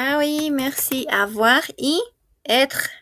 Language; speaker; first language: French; non-native, fluent; Spanish